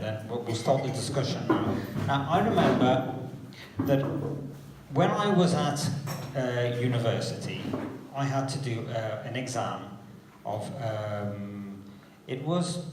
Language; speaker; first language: English; non-native, fluent; Italian